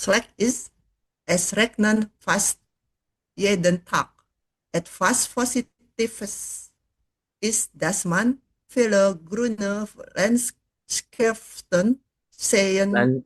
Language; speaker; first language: German; non-native, learner; Indonesian